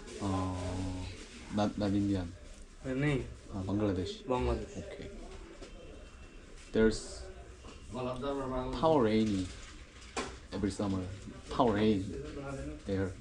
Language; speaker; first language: English; non-native, learner; Korean